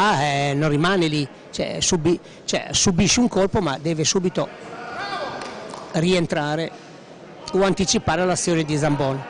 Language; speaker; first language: Italian; native; Italian